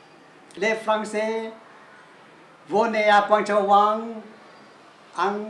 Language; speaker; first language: French; non-native, learner; Chinese